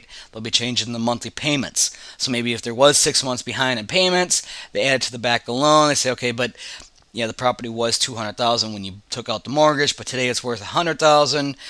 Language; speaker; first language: English; native; English